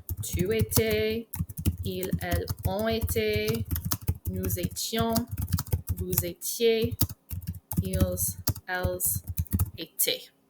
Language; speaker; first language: French; non-native, fluent; English